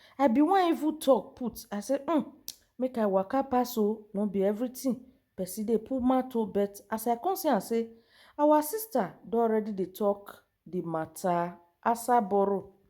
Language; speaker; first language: Nigerian Pidgin; native; Nigerian Pidgin